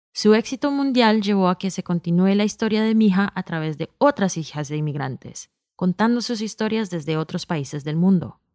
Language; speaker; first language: Spanish; early bilingual, heritage; Spanish